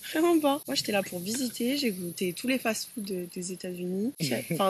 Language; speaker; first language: French; native; French